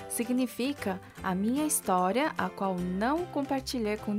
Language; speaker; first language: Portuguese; non-native, fluent; Korean